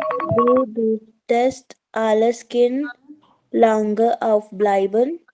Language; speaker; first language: German; non-native, learner; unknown